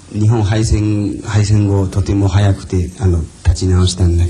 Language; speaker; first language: Japanese; non-native, fluent; Chinese